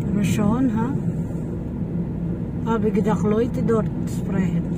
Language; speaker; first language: German; non-native, learner; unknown